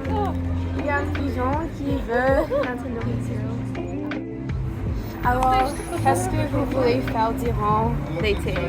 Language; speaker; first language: French; non-native, learner; English